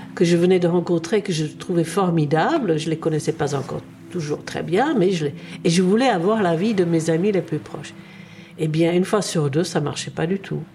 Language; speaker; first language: French; early bilingual, other home language; Czech